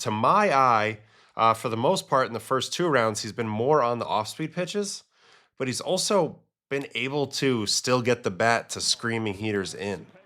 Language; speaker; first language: English; native; English